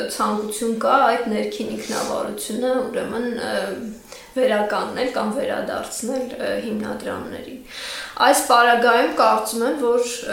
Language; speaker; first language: Armenian; native; Armenian